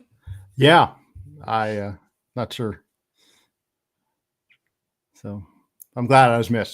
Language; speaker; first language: English; native; English